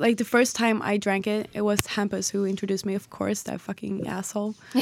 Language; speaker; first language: English; non-native, fluent; Swedish